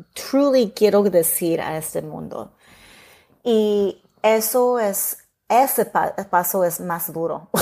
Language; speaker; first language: Spanish; early bilingual, heritage; Spanish